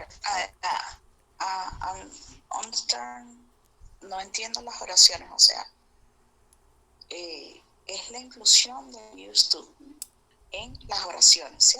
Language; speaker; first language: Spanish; native; Spanish